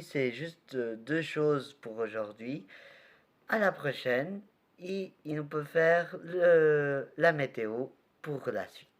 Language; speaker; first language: French; non-native, learner; Portuguese